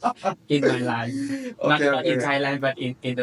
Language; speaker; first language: English; non-native, learner; Thai